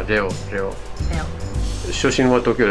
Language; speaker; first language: Japanese; non-native, fluent; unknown